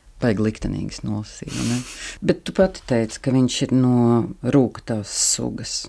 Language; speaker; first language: Latvian; native; Latvian